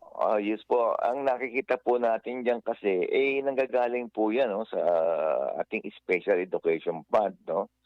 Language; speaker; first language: Filipino; native; Filipino